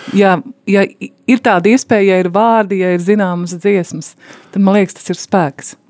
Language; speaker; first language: Latvian; native; Latvian